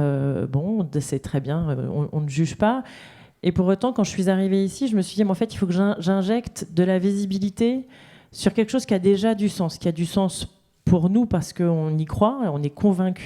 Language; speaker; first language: French; native; French